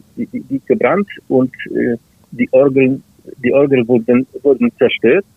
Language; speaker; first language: German; non-native, fluent; Polish